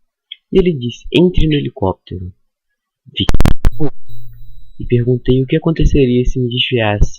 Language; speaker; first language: Portuguese; native; Portuguese